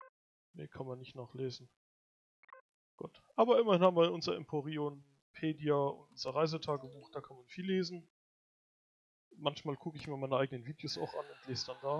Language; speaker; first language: German; native; German